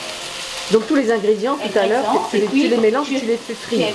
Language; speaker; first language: French; native; French